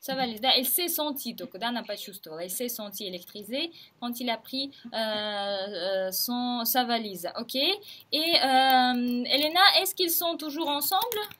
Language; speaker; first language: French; non-native, fluent; Russian